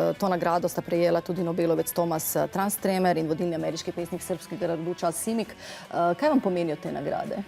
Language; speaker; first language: Slovenian; native; Slovenian